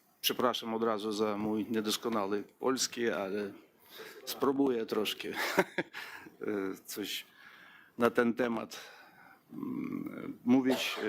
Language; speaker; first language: Polish; non-native, learner; Ukrainian